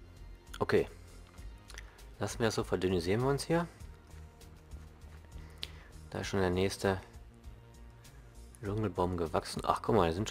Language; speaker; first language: German; native; German